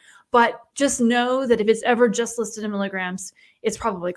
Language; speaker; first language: English; native; English